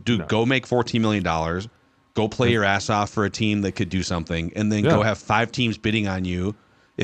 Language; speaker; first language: English; native; English